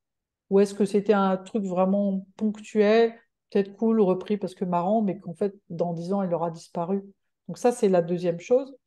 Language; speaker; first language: French; native; French